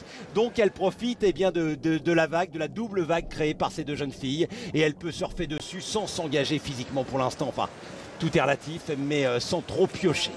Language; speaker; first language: French; native; French